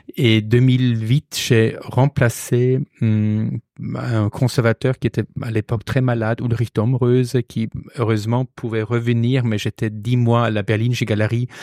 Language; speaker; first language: French; non-native, fluent; German